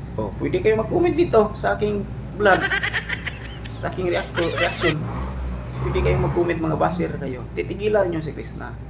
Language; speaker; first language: Filipino; non-native, local second language; Cebuano